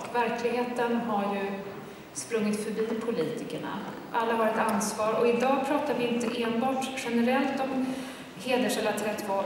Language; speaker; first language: Swedish; native; Swedish